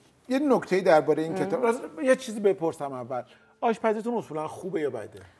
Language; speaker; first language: Persian; native; Persian